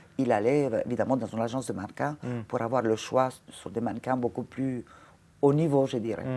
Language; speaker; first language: French; non-native, fluent; Italian